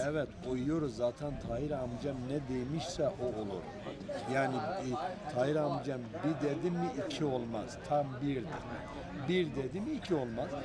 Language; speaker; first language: Turkish; non-native, local second language; Kurdish